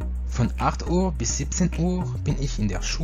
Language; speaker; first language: German; non-native, fluent; French